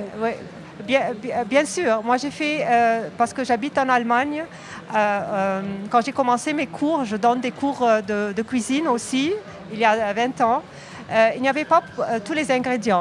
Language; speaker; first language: French; non-native, local second language; Arabic